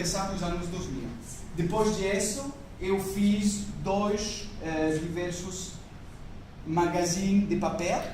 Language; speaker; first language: Portuguese; non-native, learner; French